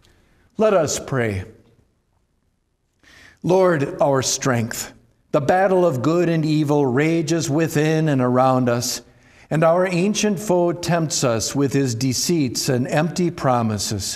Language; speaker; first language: English; native; English